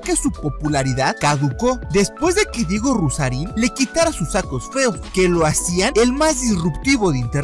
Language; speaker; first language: Spanish; native; Spanish